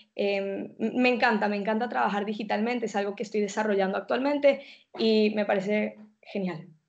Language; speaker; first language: Spanish; native; Spanish